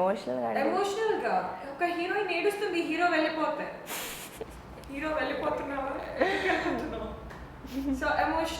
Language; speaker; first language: Telugu; native; Telugu